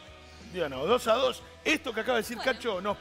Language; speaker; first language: Spanish; native; Spanish